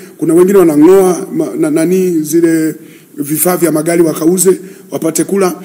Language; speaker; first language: Swahili; native; Swahili